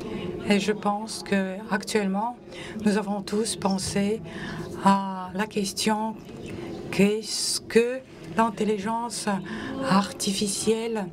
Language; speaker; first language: French; non-native, local second language; Latvian